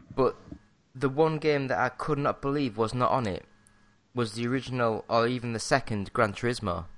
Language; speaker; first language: English; native; English